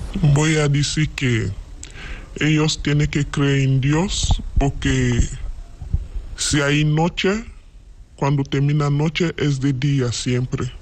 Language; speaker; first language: Spanish; non-native, learner; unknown